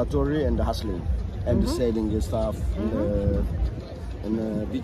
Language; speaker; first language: English; non-native, learner; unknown